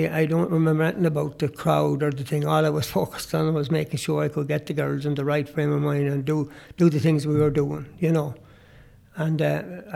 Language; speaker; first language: English; native; English